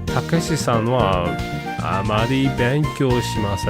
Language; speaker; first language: Japanese; non-native, learner; English